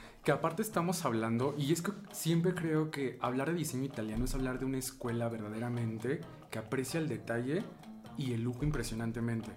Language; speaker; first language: Spanish; native; Spanish